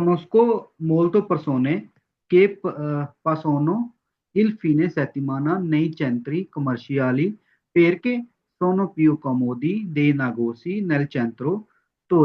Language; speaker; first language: Italian; non-native, fluent; Hindi